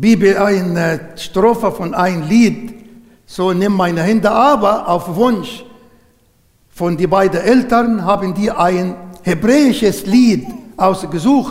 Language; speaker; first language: German; non-native, learner; Arabic